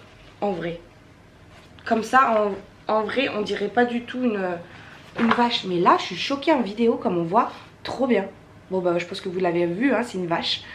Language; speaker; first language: French; native; French